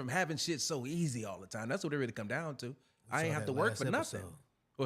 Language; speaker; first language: English; native; English